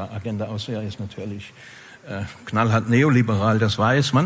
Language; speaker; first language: German; native; German